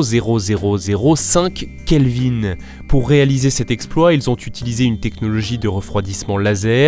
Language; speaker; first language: French; native; French